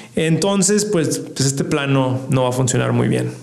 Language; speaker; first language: Spanish; native; Spanish